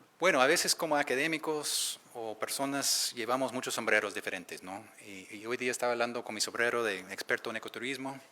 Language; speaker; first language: Spanish; non-native, fluent; English